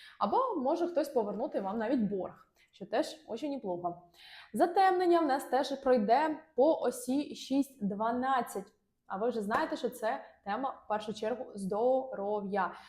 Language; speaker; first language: Ukrainian; native; Ukrainian